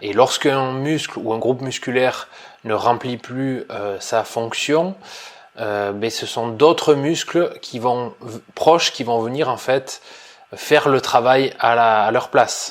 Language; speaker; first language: French; native; French